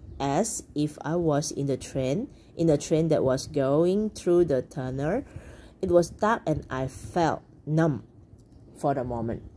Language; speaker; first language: English; non-native, local second language; Chinese